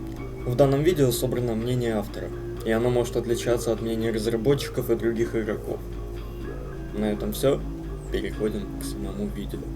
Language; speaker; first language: Russian; native; Russian